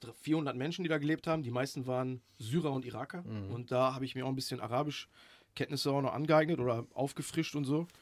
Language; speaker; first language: German; early bilingual, other home language; Persian